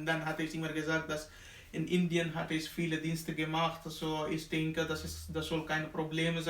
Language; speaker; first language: German; non-native, learner; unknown